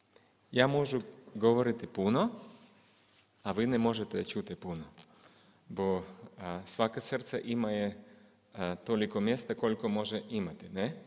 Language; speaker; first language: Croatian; non-native, learner; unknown